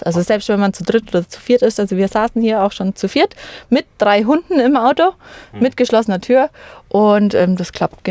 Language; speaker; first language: German; native; German